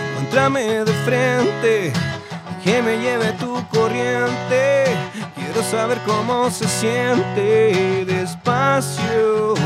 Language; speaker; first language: Spanish; native; Spanish